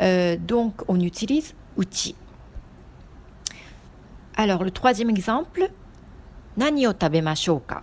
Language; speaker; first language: French; non-native, fluent; Japanese